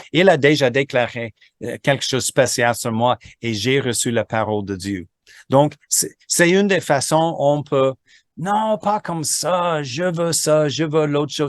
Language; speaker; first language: French; non-native, fluent; English